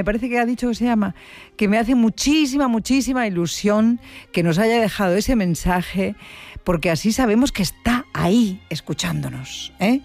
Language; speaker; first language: Spanish; native; Spanish